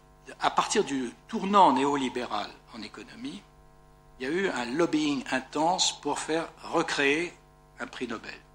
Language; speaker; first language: French; native; French